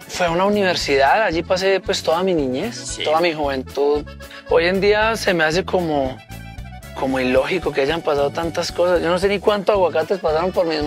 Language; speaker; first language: Spanish; native; Spanish